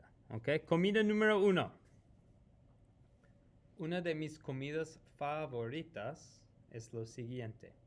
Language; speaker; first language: Spanish; non-native, fluent; English